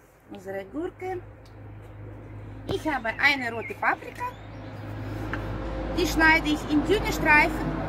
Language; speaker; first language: German; non-native, fluent; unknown